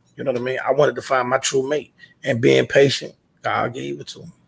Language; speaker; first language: English; native; English